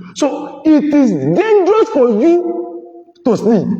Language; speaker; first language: English; non-native, local second language; Yoruba